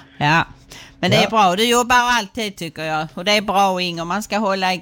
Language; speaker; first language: Swedish; native; Swedish